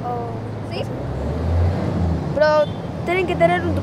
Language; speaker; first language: Spanish; early bilingual, other home language; Urdu